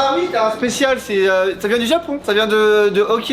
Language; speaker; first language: French; native; French